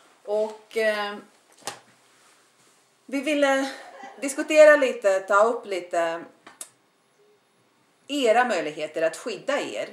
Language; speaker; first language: Swedish; non-native, fluent; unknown